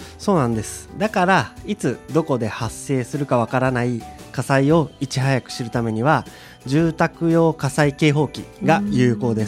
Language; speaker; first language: Japanese; native; Japanese